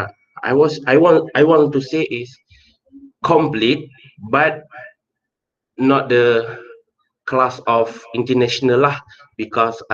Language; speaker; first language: English; non-native, local second language; Malay